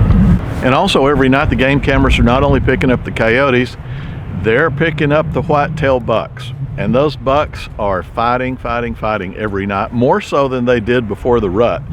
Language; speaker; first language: English; native; English